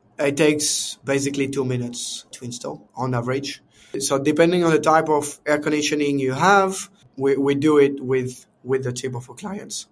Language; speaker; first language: English; non-native, fluent; French